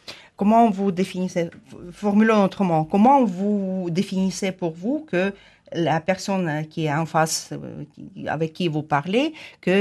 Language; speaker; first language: French; non-native, fluent; Ukrainian